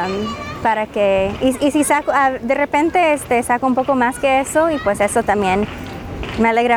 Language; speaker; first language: Spanish; non-native, fluent; English